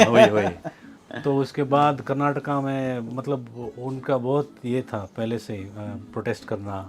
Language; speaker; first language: Hindi; non-native, local second language; Kannada